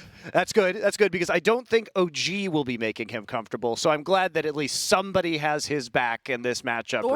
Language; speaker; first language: English; native; English